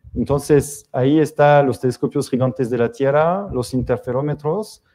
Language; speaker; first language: Spanish; non-native, fluent; French